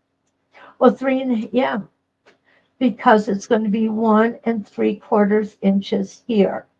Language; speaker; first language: English; native; English